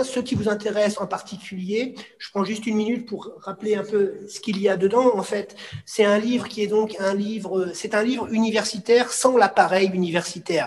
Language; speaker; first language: French; native; French